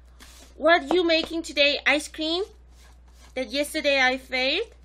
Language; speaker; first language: English; non-native, local second language; Korean